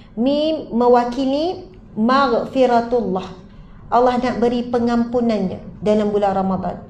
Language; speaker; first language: Malay; native; Malay